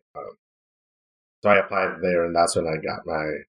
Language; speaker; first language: English; non-native, fluent; Spanish